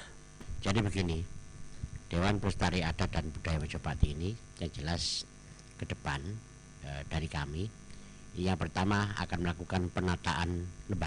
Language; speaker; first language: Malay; non-native, local second language; Javanese